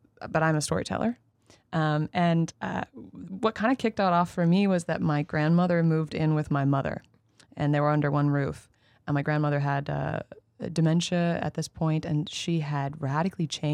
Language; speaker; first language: English; native; English